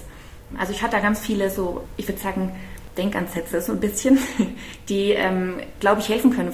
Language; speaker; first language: German; native; German